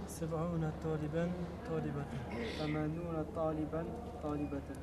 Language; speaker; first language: Arabic; non-native, learner; French